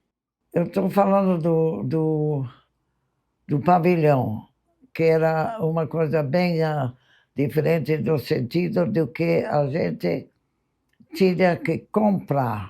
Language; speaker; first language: Portuguese; non-native, fluent; English